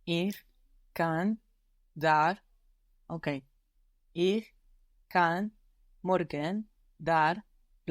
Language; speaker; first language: German; non-native, learner; English